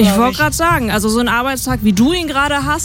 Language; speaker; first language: German; native; German